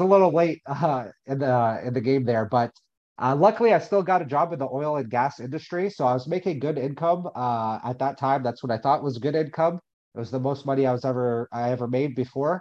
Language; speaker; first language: English; native; English